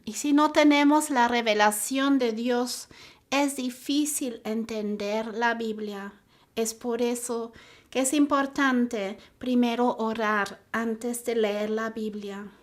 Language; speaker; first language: Spanish; non-native, fluent; German